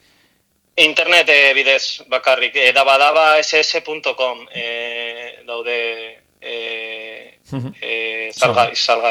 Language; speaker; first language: Basque; non-native, local second language; Spanish